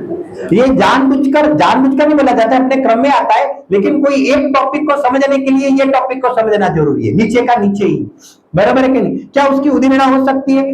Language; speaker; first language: Hindi; non-native, local second language; Gujarati